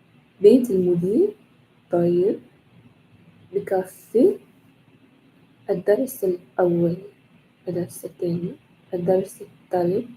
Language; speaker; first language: Arabic; non-native, learner; English